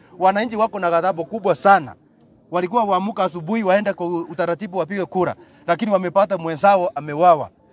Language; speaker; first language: Swahili; non-native, local second language; Gusii